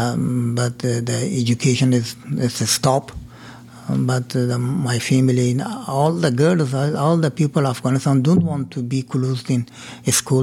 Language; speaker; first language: English; non-native, learner; Persian